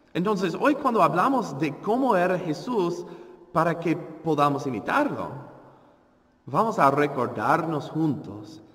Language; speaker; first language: Spanish; non-native, fluent; English